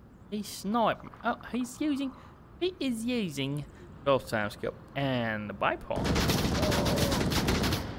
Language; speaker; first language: English; non-native, fluent; German